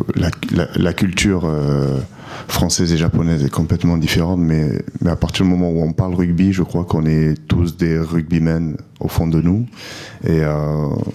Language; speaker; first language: French; native; French